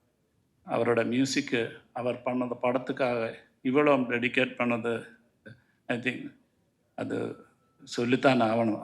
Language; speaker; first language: Tamil; non-native, learner; Malayalam